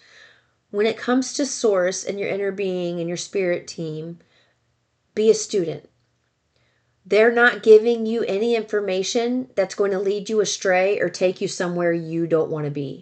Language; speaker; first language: English; native; English